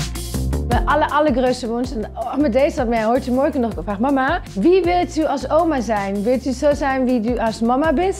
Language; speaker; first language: German; non-native, fluent; Dutch